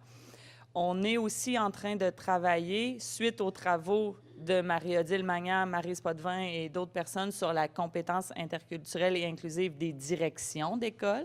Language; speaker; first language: French; native; French